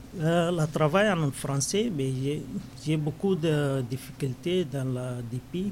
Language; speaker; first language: French; non-native, learner; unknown